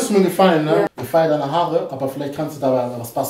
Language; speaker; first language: German; early bilingual, other home language; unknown